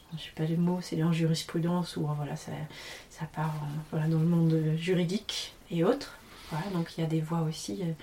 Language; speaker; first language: French; non-native, fluent; English